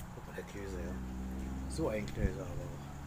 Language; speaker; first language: German; native; German